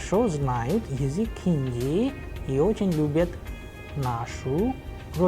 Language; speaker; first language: Russian; non-native, fluent; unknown